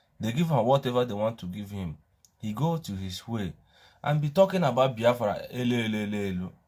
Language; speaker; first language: Nigerian Pidgin; non-native, local second language; Igbo